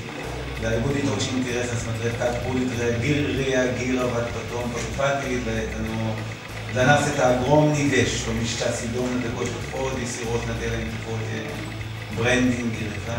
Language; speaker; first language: Russian; non-native, learner; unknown